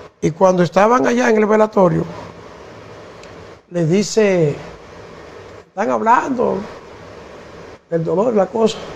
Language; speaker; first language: Spanish; native; Spanish